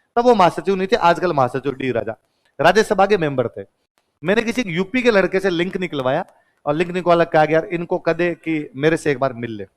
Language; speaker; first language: Hindi; non-native, local second language; Marwari